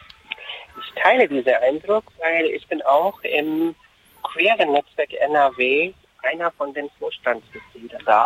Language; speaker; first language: German; non-native, fluent; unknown